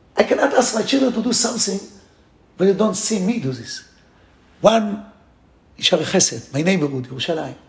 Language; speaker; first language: English; non-native, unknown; Hebrew